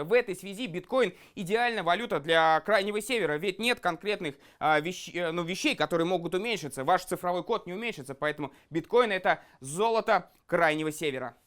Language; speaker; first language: Russian; native; Russian